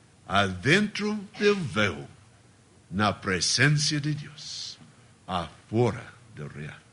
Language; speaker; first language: Spanish; non-native, learner; Portuguese